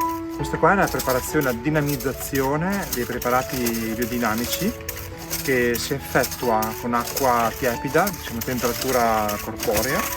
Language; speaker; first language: Italian; native; Italian